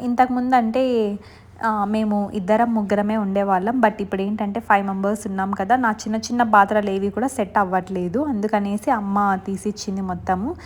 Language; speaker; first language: Telugu; non-native, local second language; Lambadi